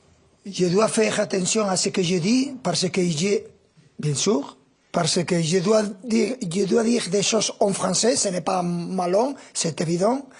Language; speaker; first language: French; non-native, fluent; Spanish